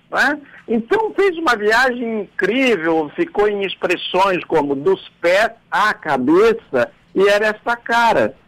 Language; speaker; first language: Portuguese; native; Portuguese